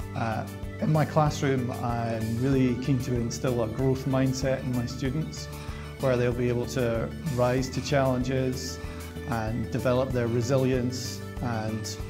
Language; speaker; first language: English; native; English